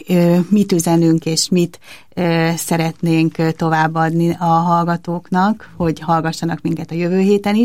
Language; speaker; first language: Hungarian; native; Hungarian